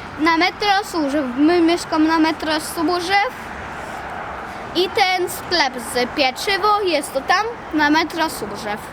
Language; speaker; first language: Polish; early bilingual, other home language; Russian